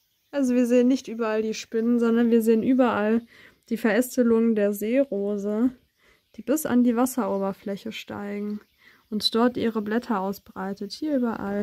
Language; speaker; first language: German; native; German